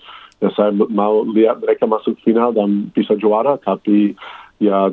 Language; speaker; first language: Indonesian; non-native, fluent; English